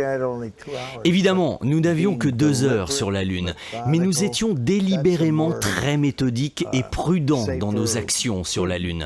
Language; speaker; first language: French; native; French